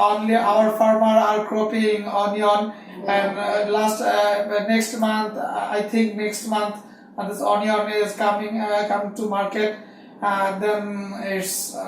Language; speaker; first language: English; non-native, learner; Bangla